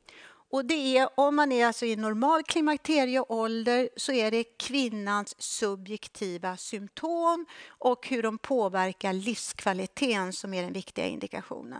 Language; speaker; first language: Swedish; native; Swedish